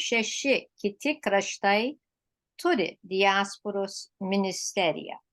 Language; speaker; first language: Lithuanian; early bilingual, heritage; Lithuanian